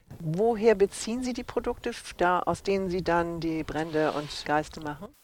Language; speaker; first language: German; native; German